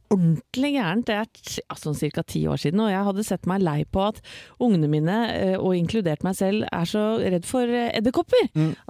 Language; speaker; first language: Norwegian; native; Norwegian